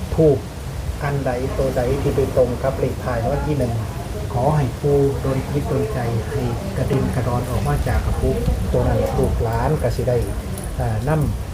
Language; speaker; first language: Thai; native; Thai